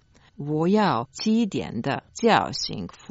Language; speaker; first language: Chinese; non-native, learner; Croatian